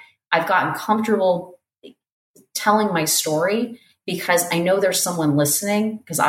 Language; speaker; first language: English; native; English